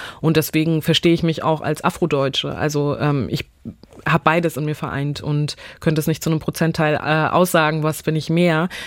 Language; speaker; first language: German; early bilingual, other home language; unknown